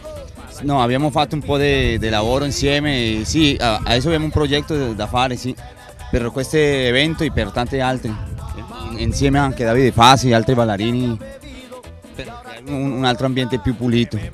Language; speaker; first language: Italian; non-native, fluent; Spanish